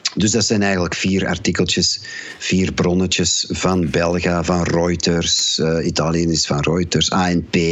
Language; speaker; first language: Dutch; native; Dutch